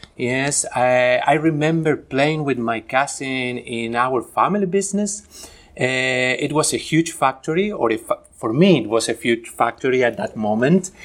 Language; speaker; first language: English; non-native, fluent; Spanish